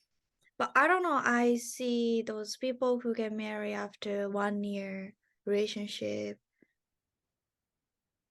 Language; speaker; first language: English; non-native, learner; Japanese